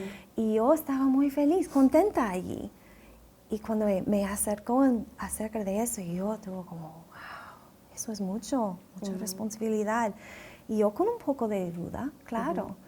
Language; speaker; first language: Spanish; non-native, fluent; English